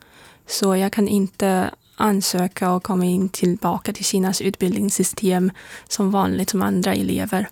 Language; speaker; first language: Swedish; non-native, fluent; Chinese